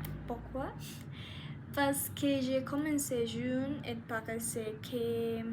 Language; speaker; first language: French; non-native, learner; Spanish